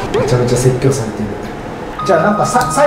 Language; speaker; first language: Japanese; native; Japanese